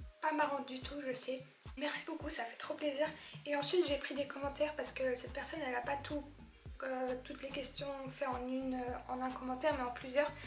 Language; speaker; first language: French; early bilingual, other home language; Polish